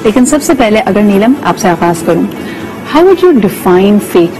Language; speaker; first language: Urdu; native; Urdu